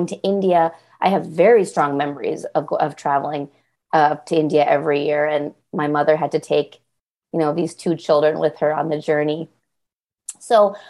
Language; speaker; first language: English; native; English